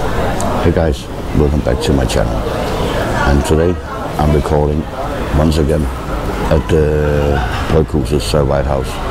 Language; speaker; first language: English; non-native, learner; Danish